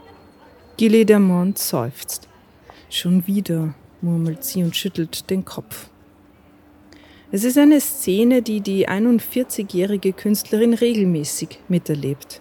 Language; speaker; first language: German; native; German